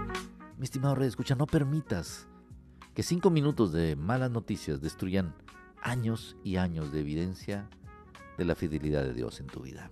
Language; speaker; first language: Spanish; native; Spanish